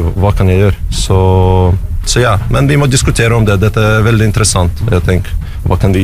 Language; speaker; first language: Norwegian; non-native, learner; Russian